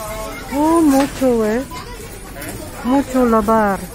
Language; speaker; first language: Spanish; non-native, learner; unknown